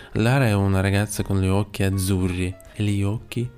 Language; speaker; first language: Italian; non-native, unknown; Russian